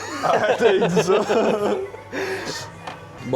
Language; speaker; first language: French; native; French